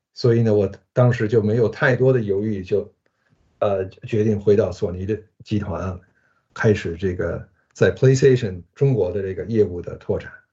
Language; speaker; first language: Chinese; early bilingual, other home language; Japanese